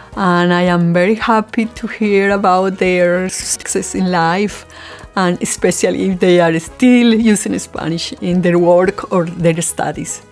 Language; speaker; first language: English; non-native, fluent; Spanish